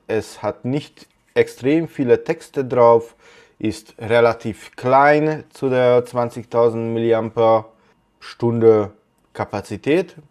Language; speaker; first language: German; non-native, fluent; Hungarian